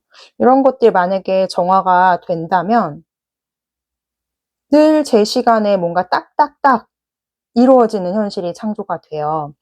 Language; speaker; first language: Korean; native; Korean